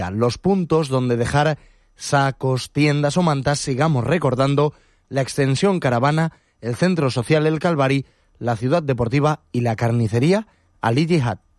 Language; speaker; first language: Spanish; native; Spanish